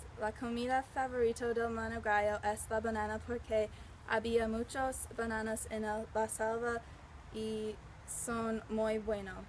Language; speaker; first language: Spanish; non-native, learner; English